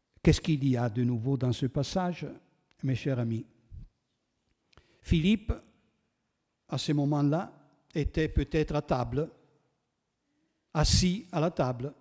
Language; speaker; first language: French; non-native, fluent; Italian